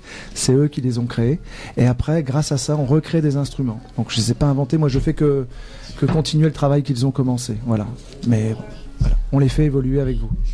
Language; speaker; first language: French; native; French